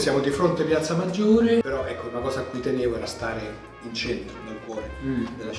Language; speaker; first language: Italian; native; Italian